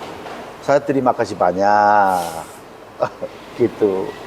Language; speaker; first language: Indonesian; non-native, learner; Korean